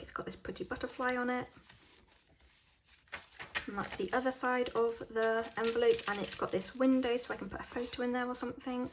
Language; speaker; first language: English; native; English